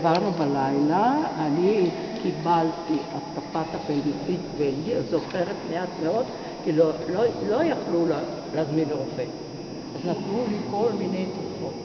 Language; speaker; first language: Hebrew; non-native, fluent; Italian